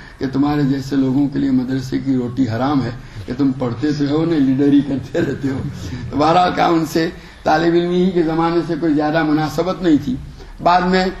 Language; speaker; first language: Urdu; non-native, local second language; Gujarati